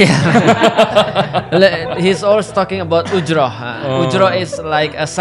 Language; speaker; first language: English; non-native, fluent; Indonesian